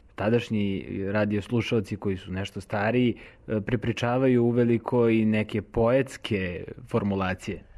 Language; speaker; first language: Serbian; native; Serbian